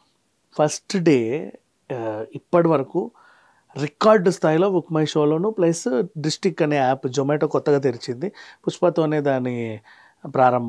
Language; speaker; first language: Telugu; native; Telugu